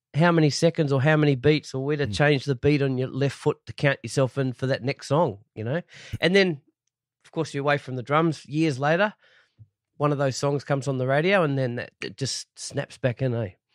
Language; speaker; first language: English; native; English